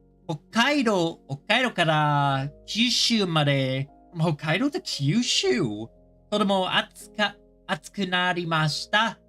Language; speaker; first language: Japanese; non-native, learner; English